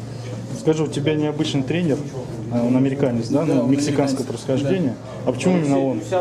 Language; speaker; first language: Russian; native; Russian